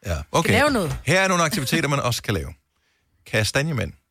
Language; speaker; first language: Danish; native; Danish